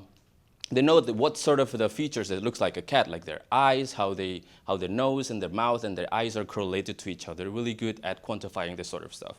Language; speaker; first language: English; non-native, fluent; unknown